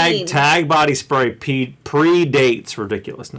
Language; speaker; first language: English; native; English